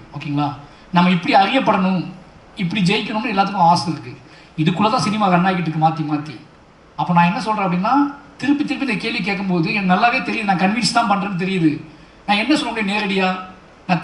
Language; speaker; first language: Tamil; native; Tamil